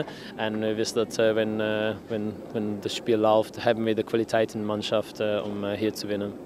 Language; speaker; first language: German; non-native, fluent; English